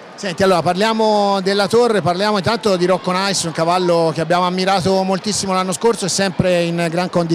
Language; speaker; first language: Italian; native; Italian